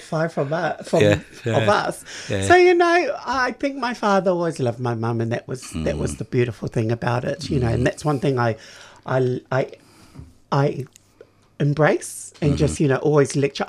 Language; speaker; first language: English; native; English